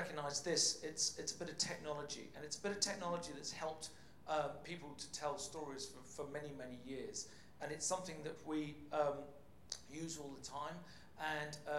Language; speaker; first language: English; native; English